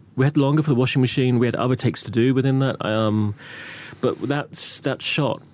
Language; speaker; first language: English; native; English